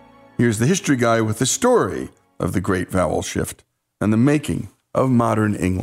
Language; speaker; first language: English; native; English